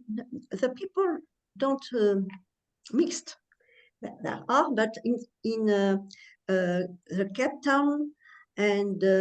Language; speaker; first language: English; non-native, learner; French